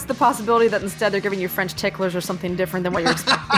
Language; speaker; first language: English; native; English